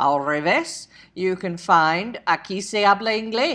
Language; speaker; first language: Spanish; non-native, fluent; English